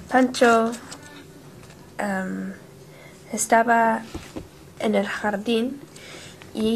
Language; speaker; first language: Spanish; non-native, learner; English